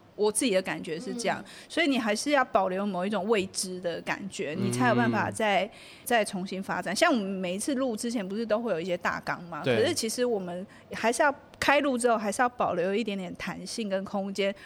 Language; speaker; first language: Chinese; native; Chinese